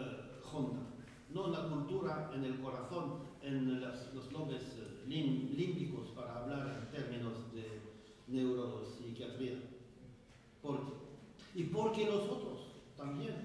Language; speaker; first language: Spanish; non-native, fluent; French